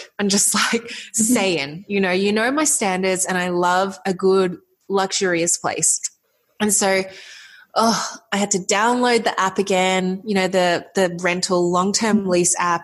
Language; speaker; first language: English; native; English